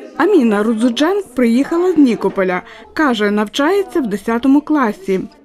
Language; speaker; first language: Ukrainian; native; Ukrainian